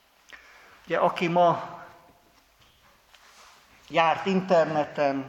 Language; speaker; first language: Hungarian; native; Hungarian